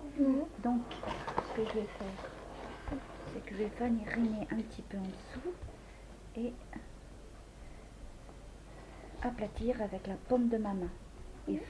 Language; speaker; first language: French; native; French